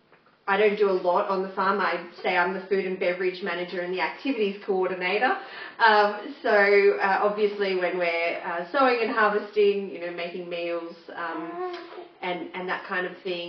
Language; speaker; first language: English; native; English